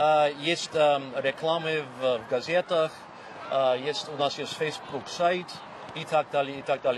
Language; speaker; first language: Russian; non-native, fluent; English